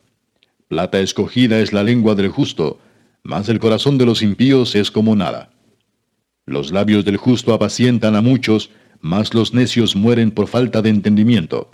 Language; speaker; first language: Spanish; native; Spanish